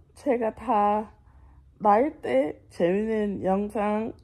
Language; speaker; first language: Korean; non-native, fluent; English